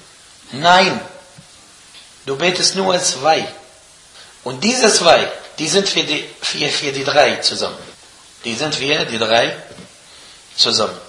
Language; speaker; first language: German; non-native, fluent; Arabic